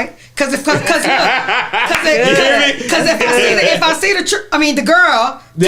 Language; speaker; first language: English; native; English